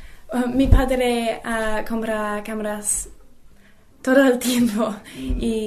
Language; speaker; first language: Spanish; non-native, learner; English